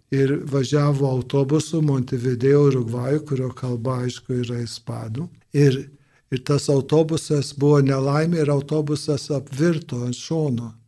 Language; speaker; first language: Lithuanian; early bilingual, heritage; Lithuanian